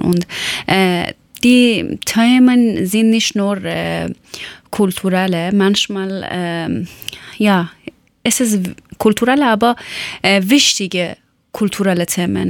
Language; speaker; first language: German; non-native, learner; Persian